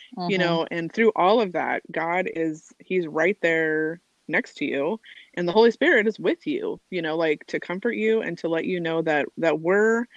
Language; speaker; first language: English; native; English